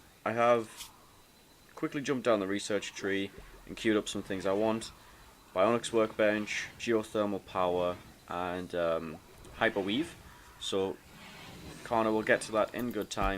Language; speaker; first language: English; native; English